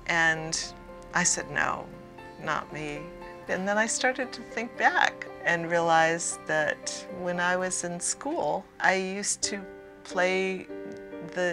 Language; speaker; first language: English; native; English